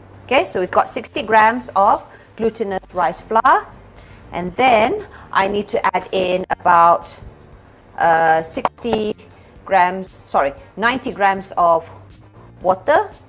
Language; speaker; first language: English; non-native, local second language; Malay